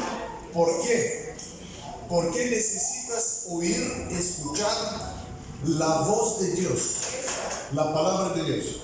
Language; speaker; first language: Spanish; non-native, fluent; Bulgarian